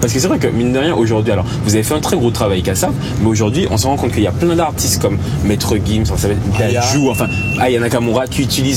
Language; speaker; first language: French; native; French